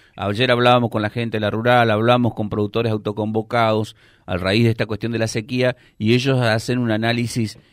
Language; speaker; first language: Spanish; native; Spanish